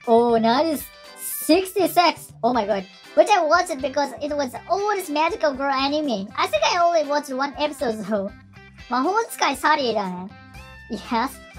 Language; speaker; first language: English; non-native, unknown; Japanese